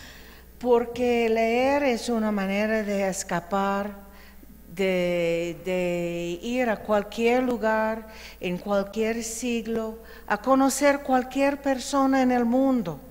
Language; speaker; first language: Spanish; non-native, fluent; English